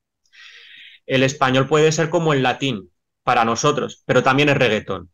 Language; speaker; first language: Spanish; native; Spanish